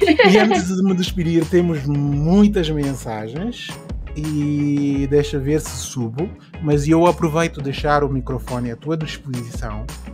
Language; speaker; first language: Portuguese; non-native, local second language; Upper Guinea Crioulo